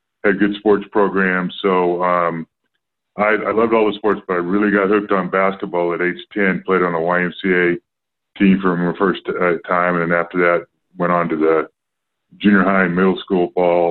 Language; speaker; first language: English; native; English